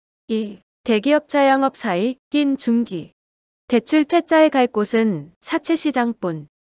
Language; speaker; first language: Korean; native; Korean